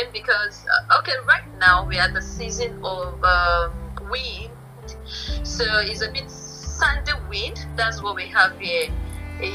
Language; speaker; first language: English; non-native, local second language; Yoruba